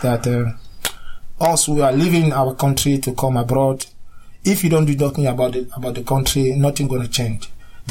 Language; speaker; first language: English; non-native, learner; French